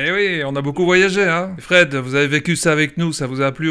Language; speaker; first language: French; native; French